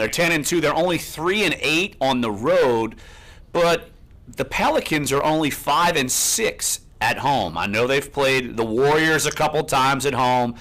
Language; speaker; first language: English; native; English